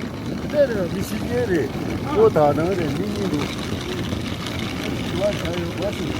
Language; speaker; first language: Chinese; non-native, local second language; Tibetan